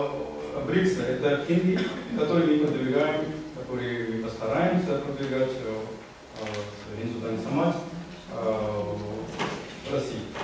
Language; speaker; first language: Russian; non-native, learner; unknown